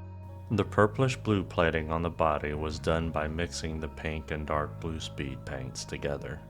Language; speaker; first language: English; native; English